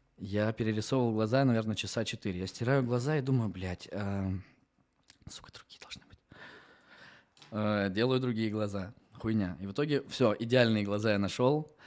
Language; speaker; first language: Russian; native; Russian